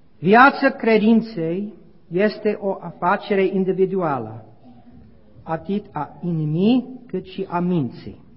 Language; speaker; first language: Romanian; non-native, learner; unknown